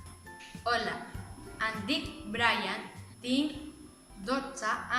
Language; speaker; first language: Catalan; non-native, learner; Spanish